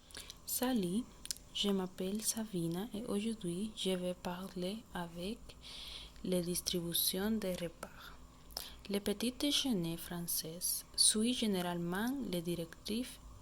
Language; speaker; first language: French; non-native, learner; Spanish